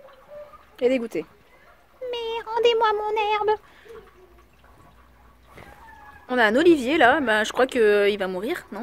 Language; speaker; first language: French; native; French